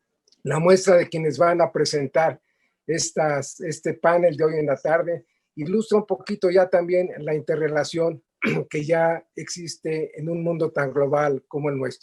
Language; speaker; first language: Spanish; native; Spanish